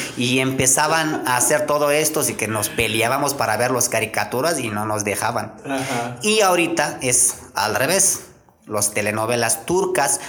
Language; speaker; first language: Spanish; non-native, learner; Turkish